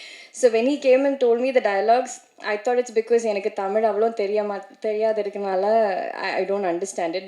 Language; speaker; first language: Tamil; non-native, learner; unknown